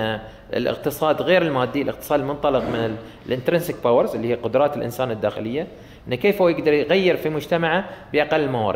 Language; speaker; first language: Arabic; native; Arabic